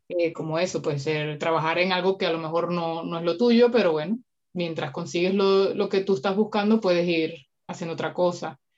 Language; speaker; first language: Spanish; native; Spanish